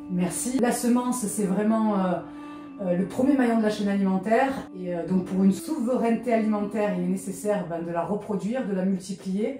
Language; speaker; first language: French; native; French